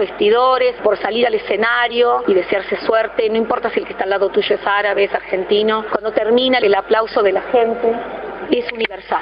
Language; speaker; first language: Spanish; native; Spanish